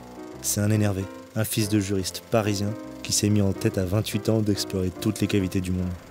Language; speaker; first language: French; native; French